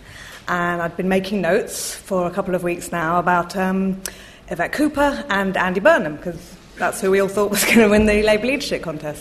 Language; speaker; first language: English; native; English